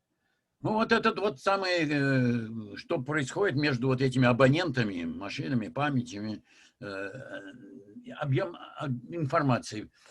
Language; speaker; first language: Russian; native; Russian